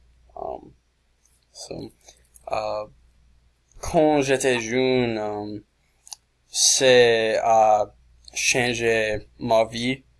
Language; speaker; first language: French; non-native, learner; English